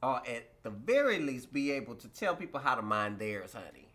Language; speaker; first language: English; native; English